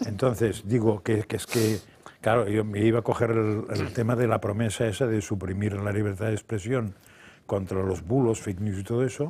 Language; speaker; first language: Spanish; native; Spanish